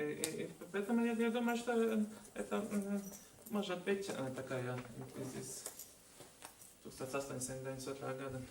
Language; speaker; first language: Russian; non-native, local second language; Latvian